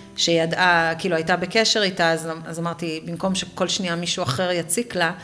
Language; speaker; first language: Hebrew; native; Hebrew